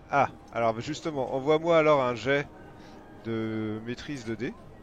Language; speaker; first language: French; native; French